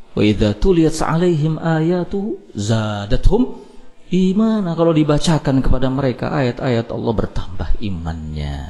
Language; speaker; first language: Indonesian; native; Indonesian